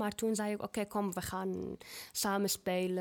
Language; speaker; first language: Dutch; non-native, learner; Arabic